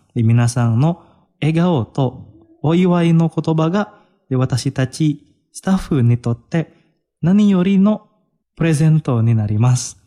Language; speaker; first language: Japanese; non-native, fluent; Indonesian